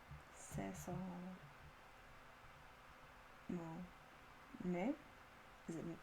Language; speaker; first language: French; non-native, learner; English